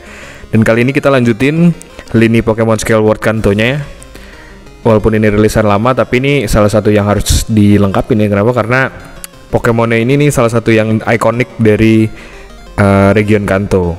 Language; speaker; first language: Indonesian; native; Indonesian